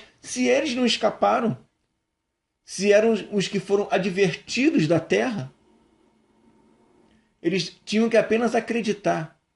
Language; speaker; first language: Portuguese; native; Portuguese